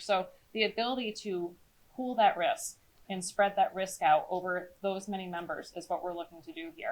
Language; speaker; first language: English; native; English